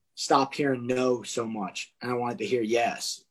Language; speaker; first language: English; native; English